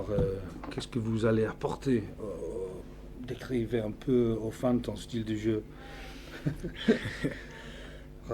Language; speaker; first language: French; non-native, fluent; English